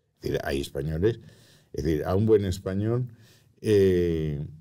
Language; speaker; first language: Spanish; native; Spanish